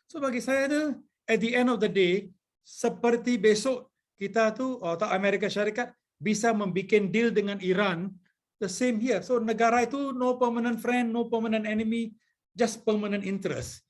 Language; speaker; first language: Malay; non-native, local second language; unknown